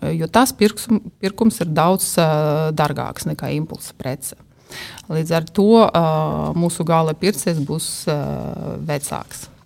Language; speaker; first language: Latvian; non-native, local second language; Russian